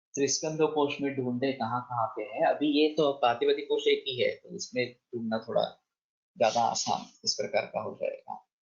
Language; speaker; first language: Hindi; non-native, local second language; Marathi